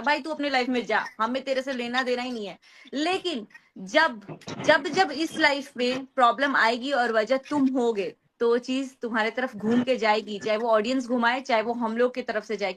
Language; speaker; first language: Hindi; native; Hindi